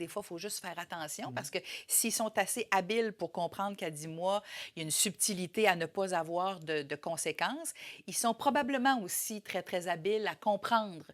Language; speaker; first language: French; native; French